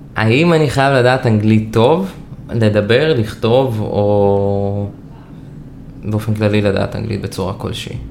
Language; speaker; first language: Hebrew; native; Hebrew